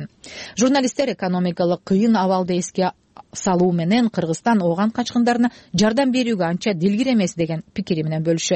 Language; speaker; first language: Kyrgyz; native; Kyrgyz